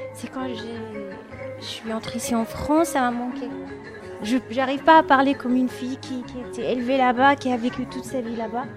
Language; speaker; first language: French; non-native, fluent; Arabic